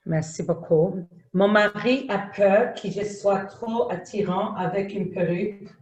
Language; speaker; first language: French; non-native, learner; English